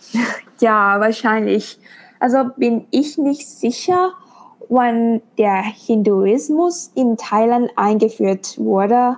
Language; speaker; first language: German; non-native, fluent; Thai